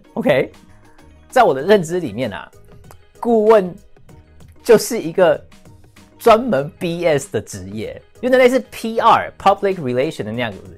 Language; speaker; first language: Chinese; early bilingual, heritage; English